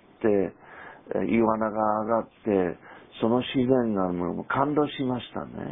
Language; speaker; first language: Japanese; non-native, fluent; English